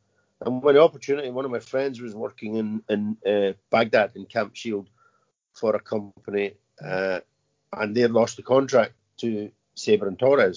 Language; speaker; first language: English; native; English